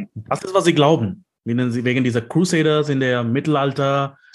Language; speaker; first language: German; non-native, learner; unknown